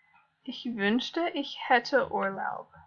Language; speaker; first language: German; non-native, fluent; English